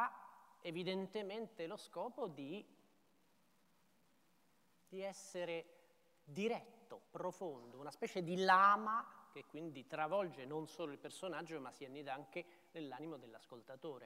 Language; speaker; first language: Italian; native; Italian